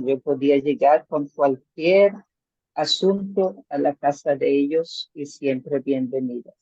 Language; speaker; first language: Spanish; non-native, fluent; German